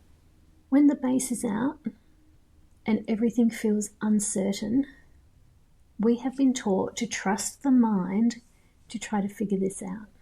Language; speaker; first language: English; native; English